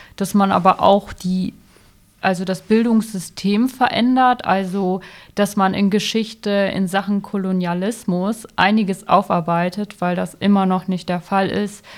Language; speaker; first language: German; early bilingual, other home language; Malagasy